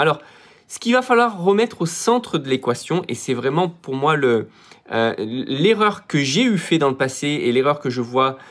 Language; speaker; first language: French; native; French